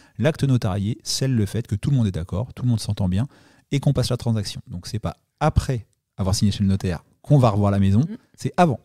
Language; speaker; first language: French; native; French